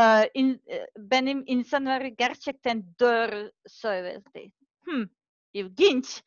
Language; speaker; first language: Turkish; non-native, learner; Serbian